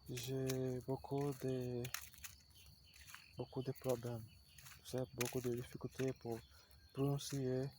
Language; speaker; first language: French; non-native, learner; Portuguese